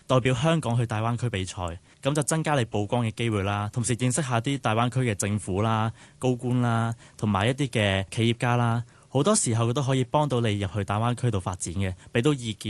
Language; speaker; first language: Cantonese; native; Cantonese